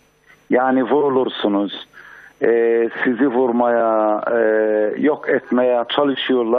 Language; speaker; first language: Turkish; non-native, fluent; Arabic